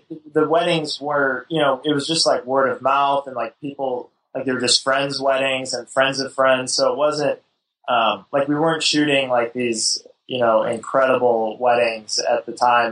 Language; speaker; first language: English; native; English